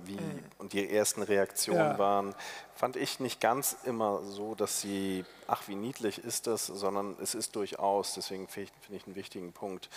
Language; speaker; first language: German; native; German